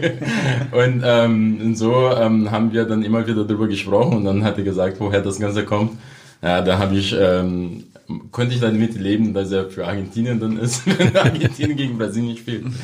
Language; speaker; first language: German; non-native, fluent; Portuguese